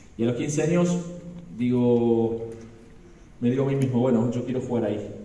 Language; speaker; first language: Spanish; native; Spanish